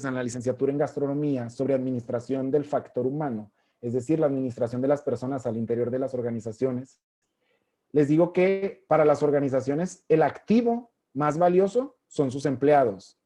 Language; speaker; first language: Spanish; native; Spanish